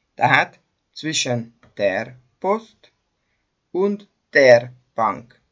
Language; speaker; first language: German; non-native, fluent; Hungarian